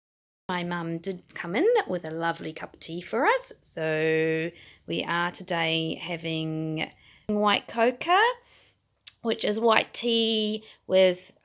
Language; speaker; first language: English; native; English